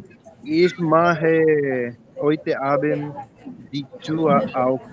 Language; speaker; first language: German; non-native, learner; Spanish